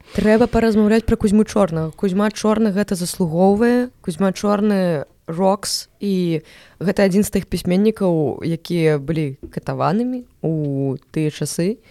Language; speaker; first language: Belarusian; non-native, local second language; Russian